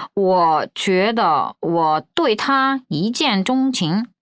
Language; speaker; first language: Chinese; non-native, fluent; Korean